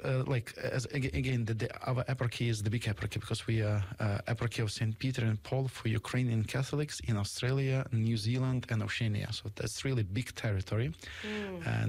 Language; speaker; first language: English; non-native, fluent; Ukrainian